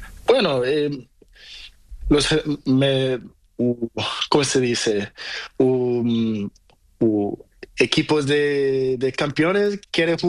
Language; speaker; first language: Spanish; non-native, learner; Portuguese